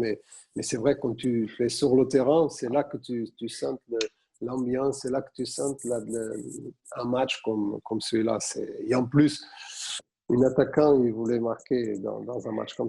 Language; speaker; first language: French; non-native, fluent; Portuguese